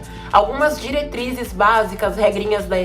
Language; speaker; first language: Portuguese; native; Portuguese